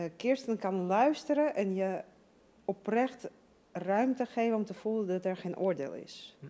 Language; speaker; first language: Dutch; non-native, fluent; Russian